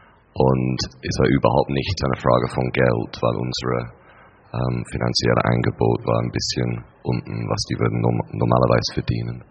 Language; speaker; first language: German; non-native, learner; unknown